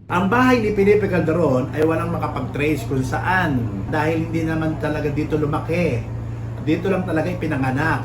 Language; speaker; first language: Filipino; native; Filipino